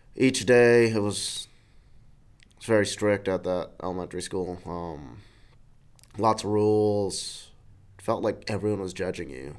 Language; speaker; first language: English; native; English